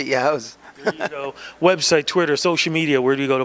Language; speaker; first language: English; native; English